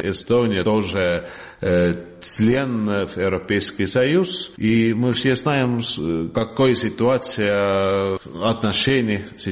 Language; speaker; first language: Russian; non-native, learner; Estonian